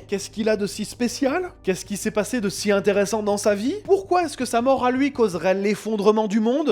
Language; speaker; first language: French; native; French